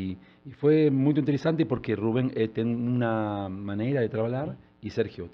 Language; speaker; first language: Portuguese; non-native, learner; Spanish